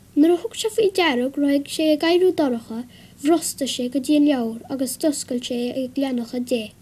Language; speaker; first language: Irish; native; Irish